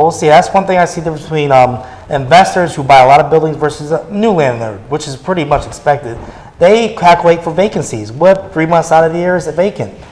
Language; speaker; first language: English; native; English